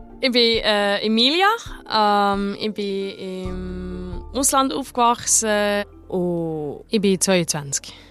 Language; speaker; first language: German; early bilingual, heritage; German